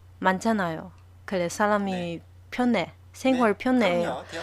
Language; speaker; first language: Korean; non-native, learner; Chinese